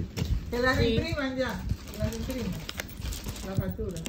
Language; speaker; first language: Spanish; native; Spanish